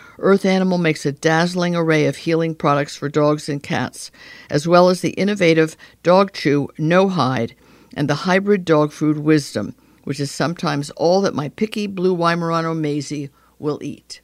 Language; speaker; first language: English; native; English